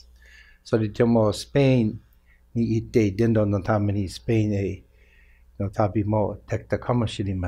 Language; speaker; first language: Japanese; non-native, fluent; English